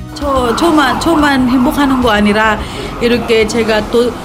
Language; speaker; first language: Korean; non-native, learner; Filipino